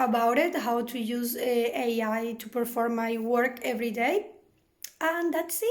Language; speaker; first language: English; non-native, fluent; Spanish